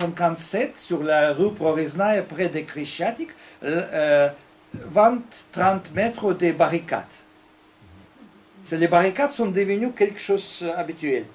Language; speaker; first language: French; non-native, fluent; Russian